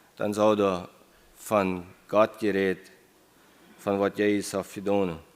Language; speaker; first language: German; non-native, learner; English